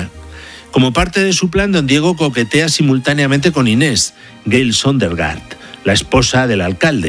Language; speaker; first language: Spanish; native; Spanish